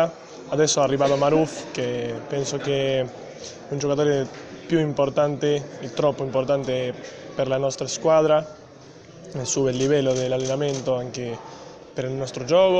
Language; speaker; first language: Italian; non-native, learner; Spanish